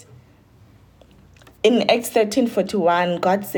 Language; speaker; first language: English; non-native, local second language; Tsonga